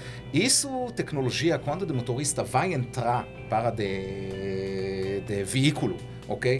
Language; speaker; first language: Portuguese; non-native, learner; Hebrew